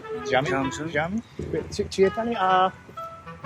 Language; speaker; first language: French; non-native, learner; Japanese